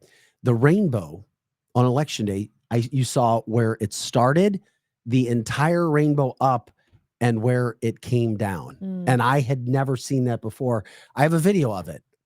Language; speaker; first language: English; native; English